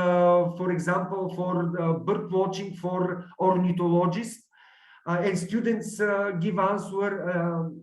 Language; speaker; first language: English; non-native, learner; Bulgarian